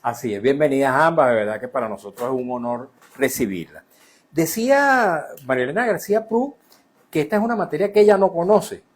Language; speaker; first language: Spanish; native; Spanish